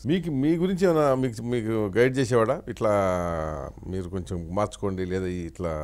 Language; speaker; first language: Telugu; native; Telugu